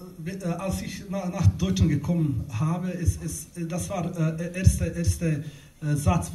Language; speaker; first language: German; non-native, learner; Bosnian